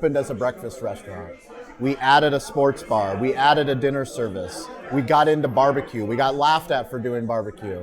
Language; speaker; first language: English; native; English